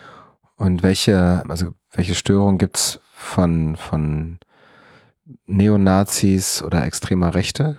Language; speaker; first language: German; native; German